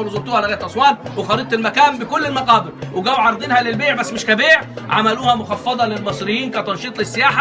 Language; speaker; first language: Arabic; native; Arabic